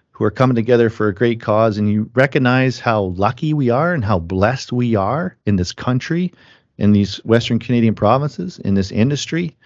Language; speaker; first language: English; native; English